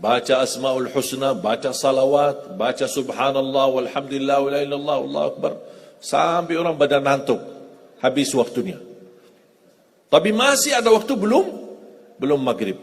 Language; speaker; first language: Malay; non-native, fluent; Arabic